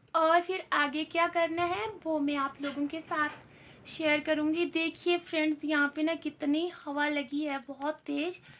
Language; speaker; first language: Hindi; native; Hindi